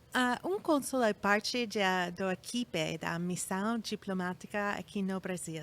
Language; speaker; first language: Portuguese; non-native, fluent; English